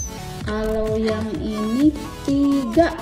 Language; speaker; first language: Indonesian; native; Indonesian